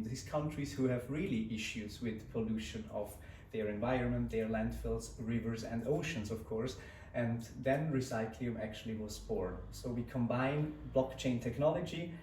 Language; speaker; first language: English; non-native, fluent; Swiss German